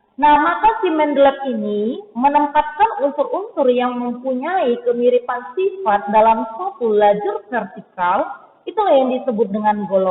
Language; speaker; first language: Indonesian; native; Indonesian